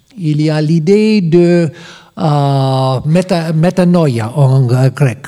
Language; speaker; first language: French; non-native, learner; English